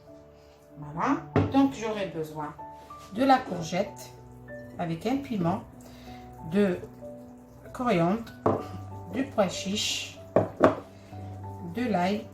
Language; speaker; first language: French; non-native, local second language; Arabic